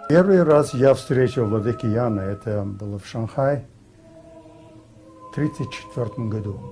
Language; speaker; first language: Russian; early bilingual, heritage; Russian